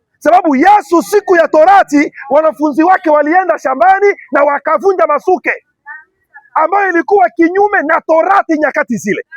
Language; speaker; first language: Swahili; non-native, local second language; Lingala